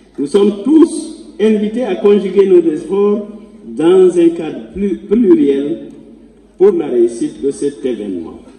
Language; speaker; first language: French; non-native, local second language; Fula